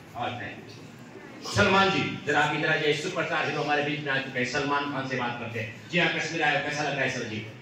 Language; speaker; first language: Hindi; non-native, local second language; Marathi